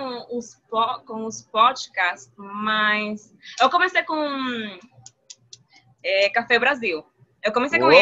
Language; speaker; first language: Portuguese; non-native, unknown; Spanish